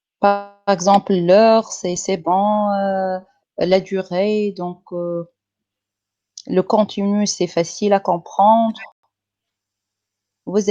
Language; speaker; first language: French; non-native, local second language; Arabic